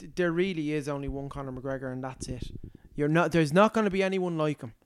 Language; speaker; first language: English; native; English